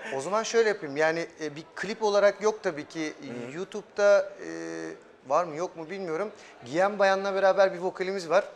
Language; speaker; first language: Turkish; early bilingual, heritage; German